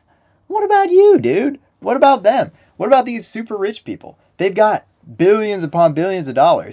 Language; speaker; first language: English; native; English